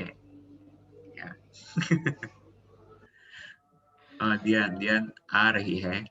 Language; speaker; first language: Hindi; non-native, fluent; Indonesian